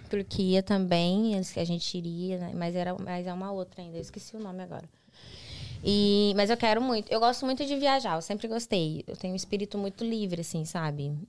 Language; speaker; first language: Portuguese; native; Portuguese